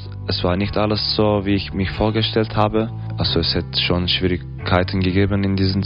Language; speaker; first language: German; non-native, fluent; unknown